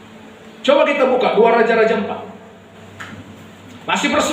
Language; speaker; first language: Indonesian; native; Indonesian